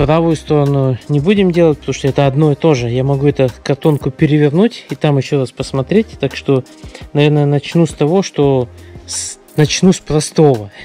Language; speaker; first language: Russian; early bilingual, heritage; Russian